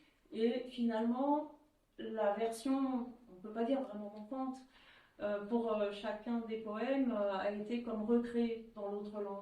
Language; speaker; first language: French; native; French